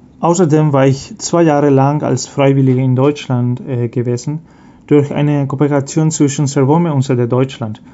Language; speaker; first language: German; early bilingual, heritage; Spanish